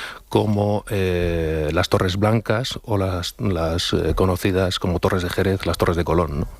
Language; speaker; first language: Spanish; native; Spanish